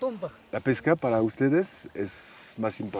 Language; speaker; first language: Spanish; non-native, learner; French